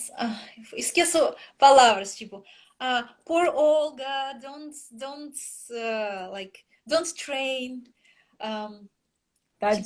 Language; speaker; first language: Portuguese; non-native, fluent; Russian